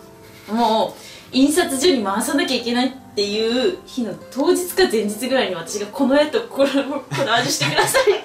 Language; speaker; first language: Japanese; native; Japanese